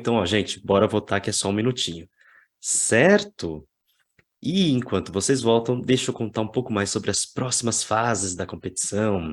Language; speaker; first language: Portuguese; native; Portuguese